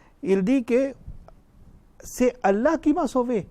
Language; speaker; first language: French; non-native, fluent; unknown